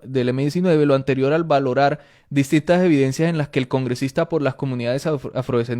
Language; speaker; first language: Spanish; native; Spanish